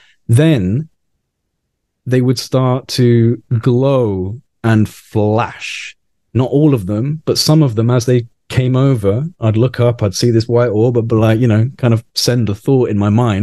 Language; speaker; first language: English; native; English